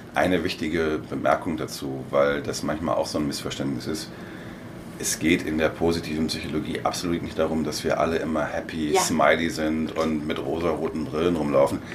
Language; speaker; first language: German; native; German